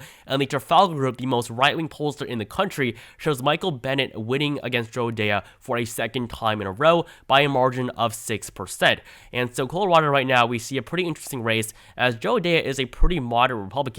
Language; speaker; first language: English; native; English